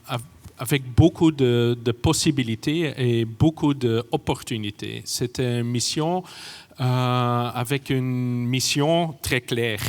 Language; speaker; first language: French; non-native, fluent; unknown